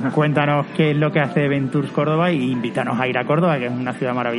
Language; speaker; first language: Spanish; native; Spanish